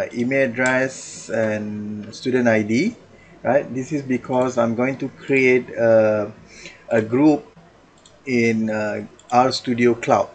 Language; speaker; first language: English; non-native, local second language; Malay